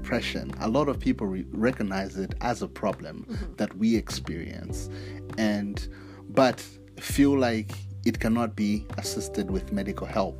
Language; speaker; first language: English; non-native, local second language; Nyanja